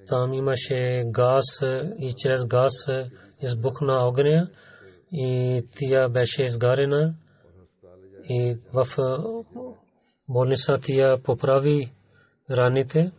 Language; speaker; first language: Bulgarian; non-native, learner; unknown